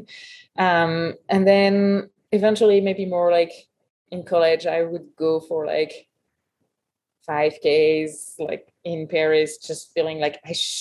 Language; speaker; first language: English; non-native, fluent; French